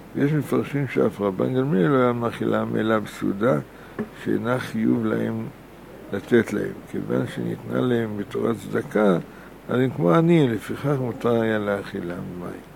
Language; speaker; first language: Hebrew; native; Hebrew